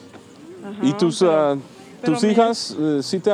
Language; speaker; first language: Spanish; early bilingual, heritage; Spanish